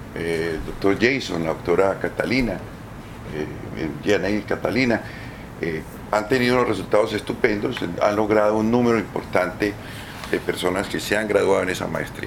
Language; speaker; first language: Spanish; native; Spanish